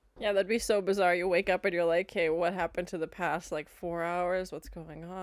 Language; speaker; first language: English; native; English